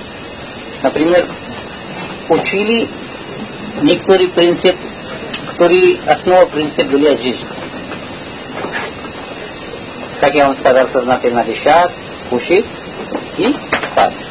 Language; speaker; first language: Russian; non-native, learner; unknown